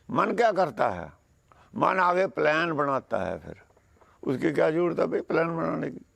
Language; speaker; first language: Hindi; non-native, local second language; Punjabi